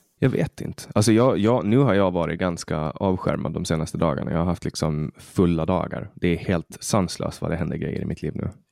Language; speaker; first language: Swedish; native; Swedish